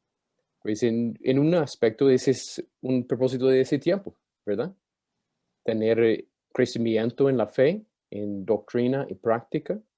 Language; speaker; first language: Spanish; non-native, fluent; English